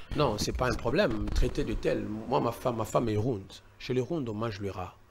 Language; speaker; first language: French; non-native, local second language; Luba-Lulua